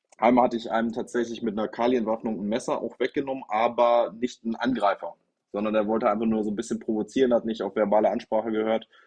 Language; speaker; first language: German; native; German